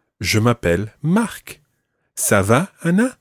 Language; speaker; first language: French; non-native, fluent; English